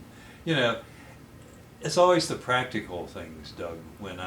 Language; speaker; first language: English; native; English